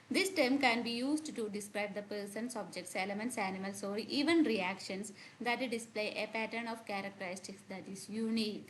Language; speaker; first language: English; non-native, local second language; Malayalam